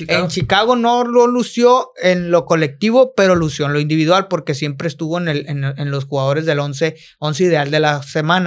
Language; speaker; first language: Spanish; native; Spanish